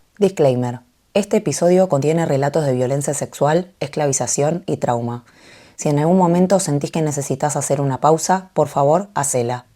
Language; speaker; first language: Spanish; early bilingual, other home language; Korean